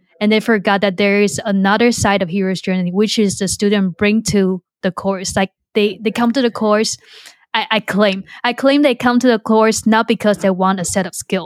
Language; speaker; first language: English; non-native, fluent; Chinese